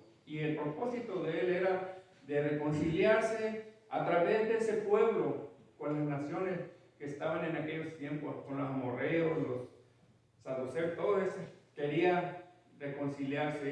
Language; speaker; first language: Spanish; native; Spanish